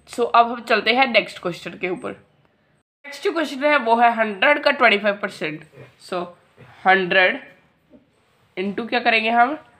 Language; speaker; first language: Hindi; non-native, local second language; Punjabi